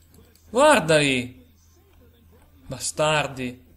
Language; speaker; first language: Italian; native; Italian